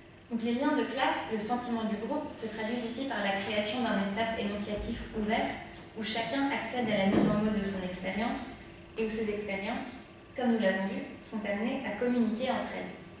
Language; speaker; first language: French; native; French